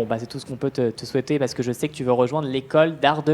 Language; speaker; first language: French; native; French